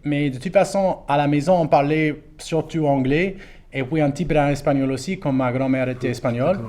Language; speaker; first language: French; non-native, local second language; English